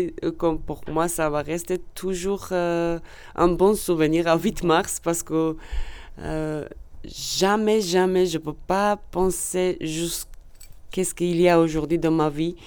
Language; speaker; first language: French; non-native, learner; Georgian